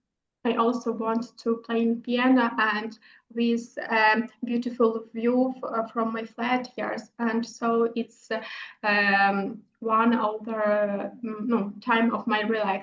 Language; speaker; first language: English; non-native, learner; Ukrainian